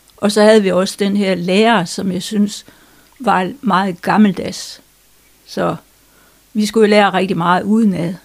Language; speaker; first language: Danish; native; Danish